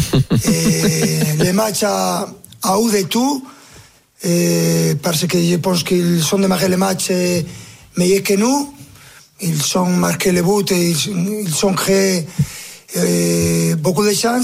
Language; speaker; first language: French; non-native, fluent; Spanish